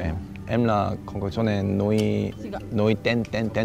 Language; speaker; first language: Vietnamese; non-native, learner; Korean